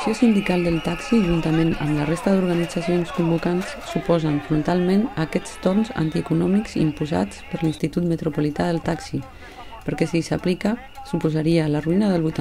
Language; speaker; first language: Catalan; native; Catalan